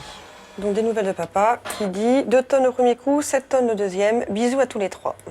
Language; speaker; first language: French; native; French